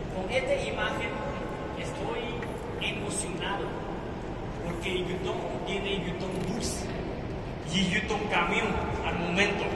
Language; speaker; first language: Spanish; non-native, fluent; Chinese